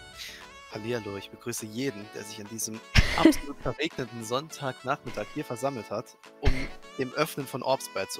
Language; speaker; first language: German; native; German